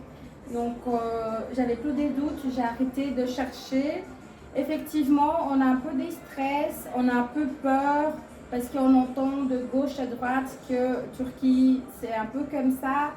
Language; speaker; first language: French; non-native, fluent; Portuguese